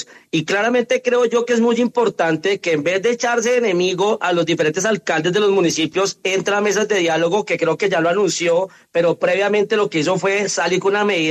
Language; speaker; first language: Spanish; native; Spanish